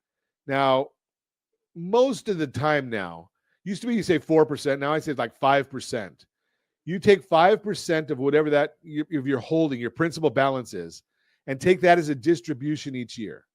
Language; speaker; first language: English; native; English